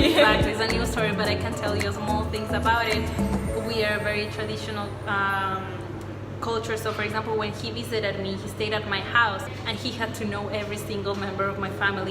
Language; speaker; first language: English; non-native, fluent; Spanish